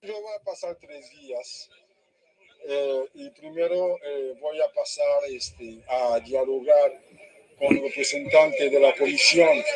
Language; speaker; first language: Spanish; non-native, fluent; Haitian Creole